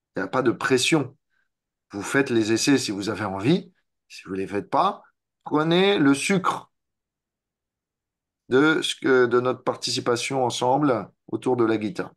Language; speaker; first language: French; native; French